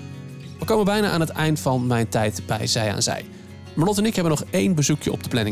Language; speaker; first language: Dutch; native; Dutch